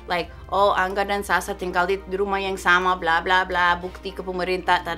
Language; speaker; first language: Indonesian; non-native, fluent; English